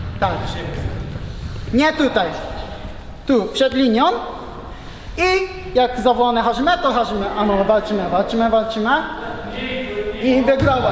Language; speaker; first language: Polish; non-native, learner; Japanese